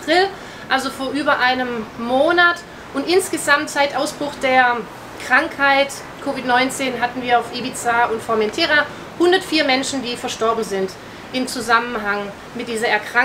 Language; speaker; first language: German; native; German